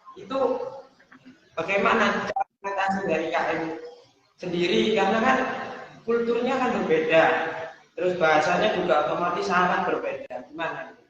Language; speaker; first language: Indonesian; native; Indonesian